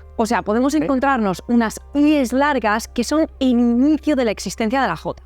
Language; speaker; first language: Spanish; native; Spanish